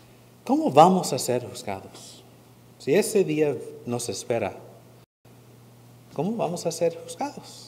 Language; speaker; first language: Spanish; non-native, fluent; English